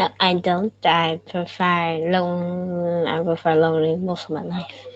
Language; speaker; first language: English; non-native, learner; Vietnamese